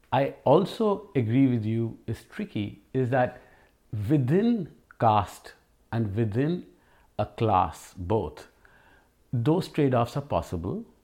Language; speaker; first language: English; non-native, local second language; Hindi